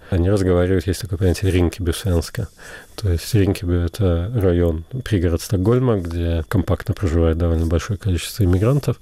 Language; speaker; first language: Russian; native; Russian